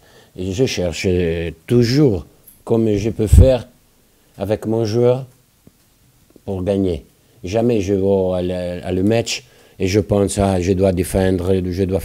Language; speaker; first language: French; non-native, fluent; Italian